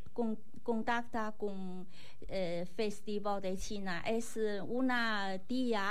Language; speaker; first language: Spanish; non-native, learner; Chinese